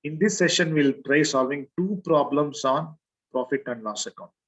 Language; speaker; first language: English; non-native, local second language; Kannada